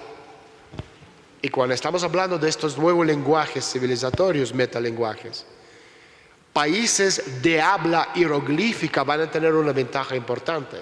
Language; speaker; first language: Spanish; non-native, fluent; Russian